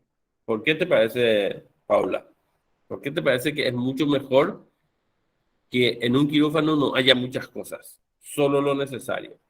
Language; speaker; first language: Spanish; native; Spanish